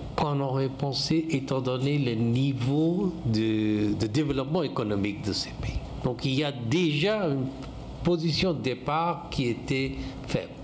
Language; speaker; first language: French; non-native, fluent; English